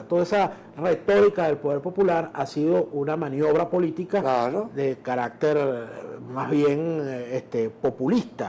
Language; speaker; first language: Spanish; native; Spanish